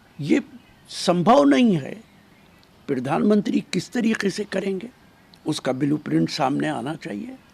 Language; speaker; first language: Hindi; native; Hindi